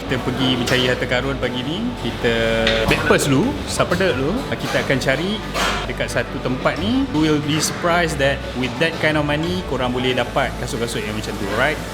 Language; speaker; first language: Malay; native; Malay